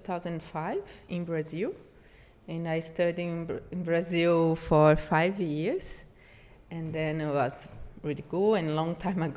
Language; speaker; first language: English; non-native, learner; Portuguese